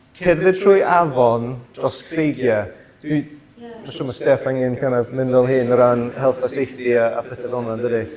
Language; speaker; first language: Welsh; native; Welsh